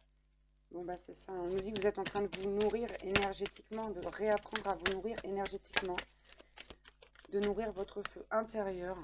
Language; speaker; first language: French; native; French